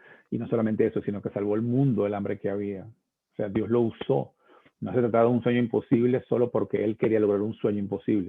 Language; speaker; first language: Spanish; native; Spanish